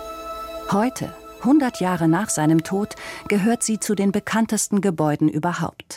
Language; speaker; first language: German; native; German